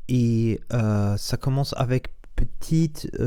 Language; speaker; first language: French; non-native, learner; Spanish